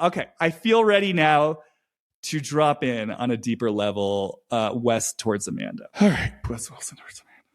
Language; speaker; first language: English; native; English